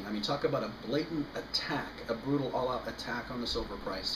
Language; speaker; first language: English; native; English